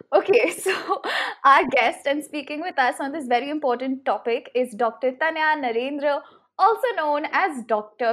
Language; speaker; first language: English; non-native, local second language; Hindi